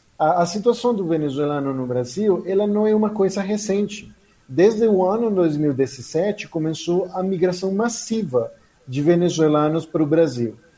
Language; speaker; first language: Portuguese; non-native, fluent; Spanish